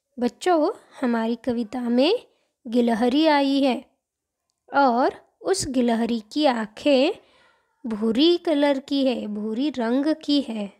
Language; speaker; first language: Hindi; non-native, local second language; Marathi